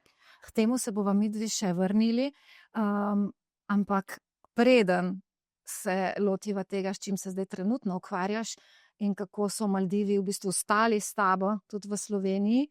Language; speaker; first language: Slovenian; native; Slovenian